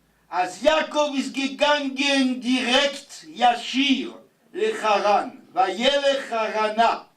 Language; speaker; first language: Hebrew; non-native, fluent; Yiddish